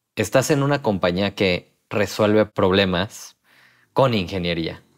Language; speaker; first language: Spanish; native; Spanish